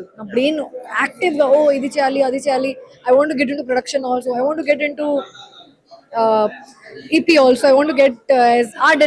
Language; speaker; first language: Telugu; non-native, fluent; Hindi